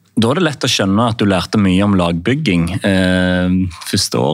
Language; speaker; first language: Norwegian; native; Norwegian